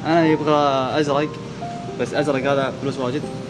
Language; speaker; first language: Arabic; non-native, learner; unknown